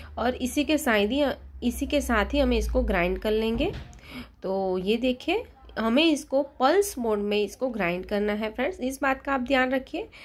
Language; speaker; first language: Hindi; non-native, local second language; Gujarati